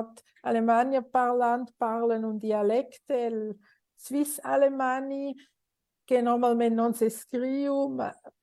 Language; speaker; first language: Catalan; non-native, learner; Swiss German